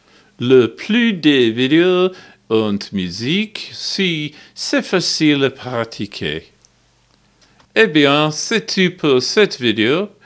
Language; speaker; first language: French; non-native, learner; English